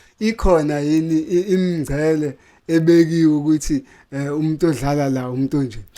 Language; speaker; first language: Zulu; native; Zulu